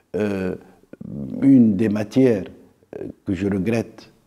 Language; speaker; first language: French; non-native, local second language; Arabic